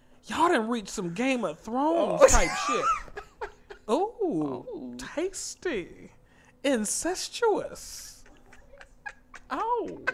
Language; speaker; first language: English; native; English